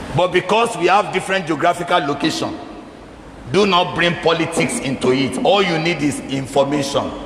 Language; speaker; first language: English; non-native, local second language; Yoruba